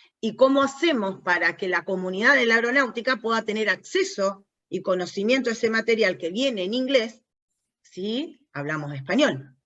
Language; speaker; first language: Spanish; early bilingual, heritage; English